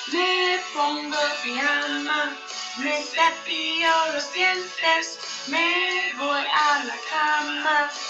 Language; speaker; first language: Spanish; non-native, learner; English